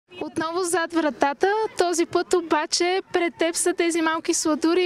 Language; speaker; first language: Bulgarian; native; Bulgarian